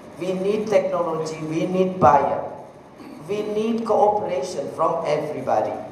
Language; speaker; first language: English; non-native, fluent; Indonesian